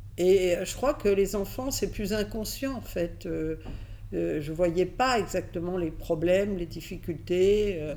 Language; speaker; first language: French; early bilingual, other home language; Catalan